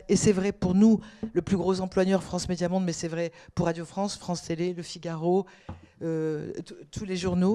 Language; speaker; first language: French; native; French